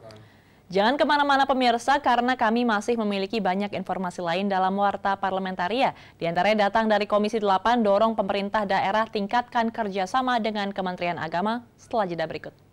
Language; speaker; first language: Indonesian; native; Indonesian